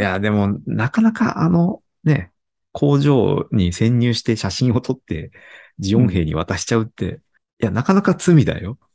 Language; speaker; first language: Japanese; native; Japanese